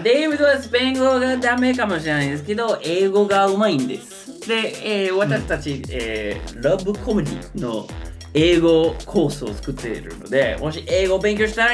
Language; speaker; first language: Japanese; non-native, fluent; English